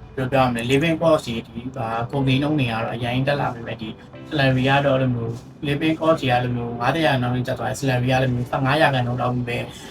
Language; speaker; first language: Burmese; native; Burmese